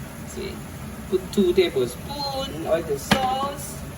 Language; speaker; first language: English; non-native, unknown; Thai